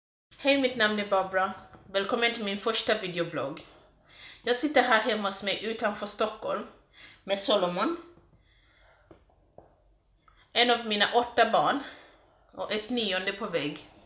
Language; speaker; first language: Swedish; non-native, fluent; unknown